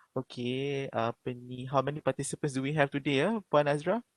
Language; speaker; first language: English; non-native, local second language; Malay